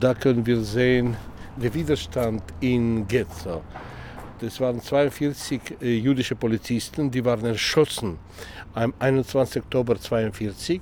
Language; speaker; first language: German; non-native, learner; Russian